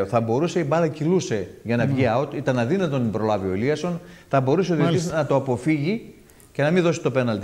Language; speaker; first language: Greek; native; Greek